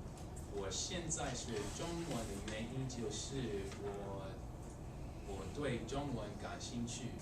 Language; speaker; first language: Chinese; non-native, fluent; English